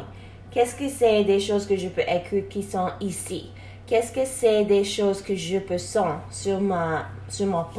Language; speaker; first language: French; non-native, learner; English